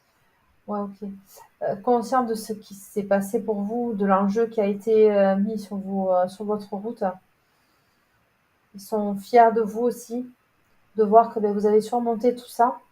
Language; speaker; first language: French; native; French